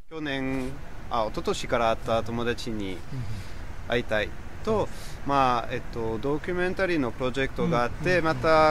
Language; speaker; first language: Japanese; non-native, fluent; French